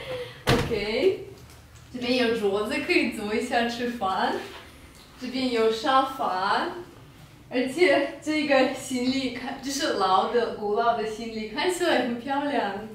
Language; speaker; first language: Chinese; non-native, fluent; Russian